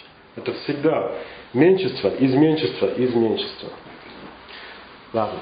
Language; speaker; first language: Russian; non-native, learner; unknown